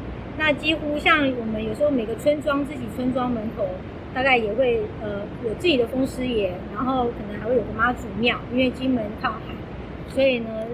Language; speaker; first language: Chinese; native; Chinese